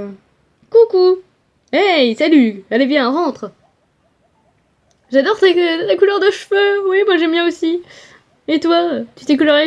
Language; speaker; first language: French; native; French